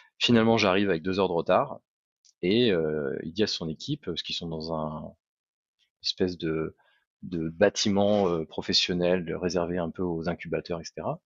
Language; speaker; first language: French; native; French